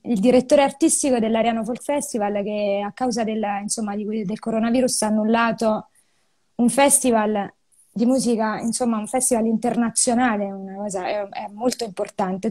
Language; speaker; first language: Italian; native; Italian